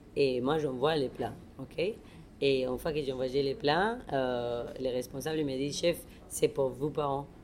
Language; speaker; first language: French; non-native, fluent; Spanish